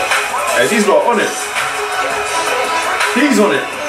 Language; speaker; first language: English; native; English